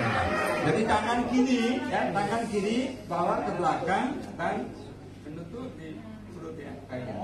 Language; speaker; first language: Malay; non-native, fluent; Bangla